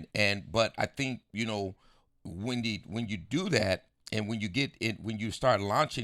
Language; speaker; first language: English; native; English